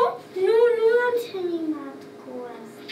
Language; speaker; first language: Romanian; early bilingual, heritage; English